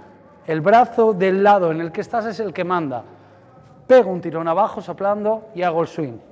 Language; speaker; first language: Spanish; native; Spanish